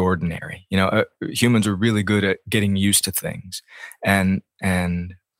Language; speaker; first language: English; native; English